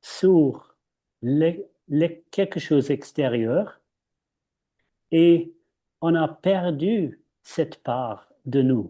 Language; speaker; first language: French; non-native, fluent; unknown